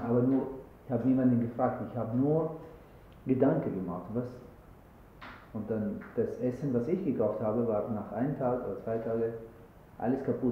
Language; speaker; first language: German; non-native, learner; Arabic